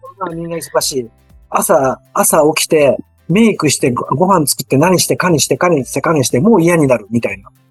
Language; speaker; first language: Japanese; native; Japanese